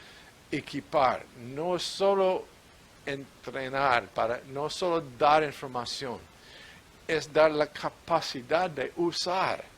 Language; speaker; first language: Spanish; non-native, fluent; English